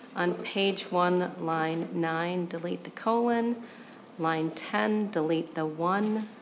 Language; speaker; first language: English; native; English